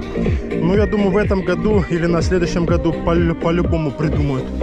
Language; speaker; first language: Russian; native; Russian